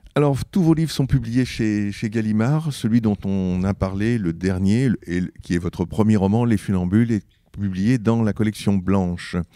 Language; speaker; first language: French; native; French